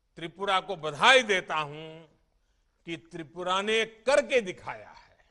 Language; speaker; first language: Hindi; non-native, local second language; Gujarati